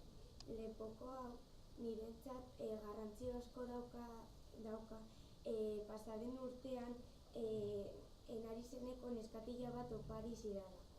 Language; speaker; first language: Basque; non-native, local second language; Spanish